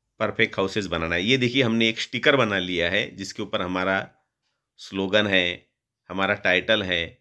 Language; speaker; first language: Hindi; non-native, local second language; Marathi